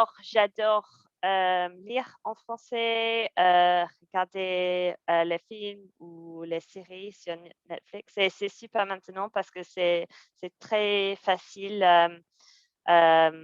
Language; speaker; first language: French; non-native, fluent; English